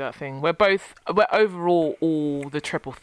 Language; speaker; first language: English; native; English